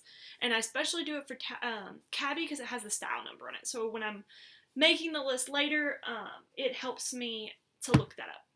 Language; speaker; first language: English; native; English